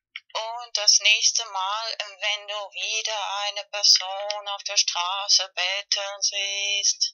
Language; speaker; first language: German; non-native, learner; Spanish